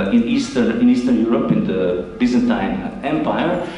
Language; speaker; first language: English; non-native, fluent; Croatian